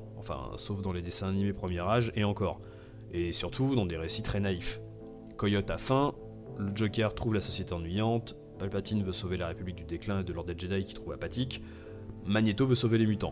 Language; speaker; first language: French; native; French